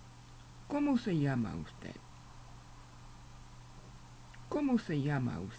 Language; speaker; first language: Spanish; non-native, fluent; English